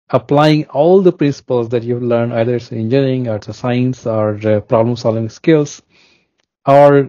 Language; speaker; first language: English; non-native, local second language; Hindi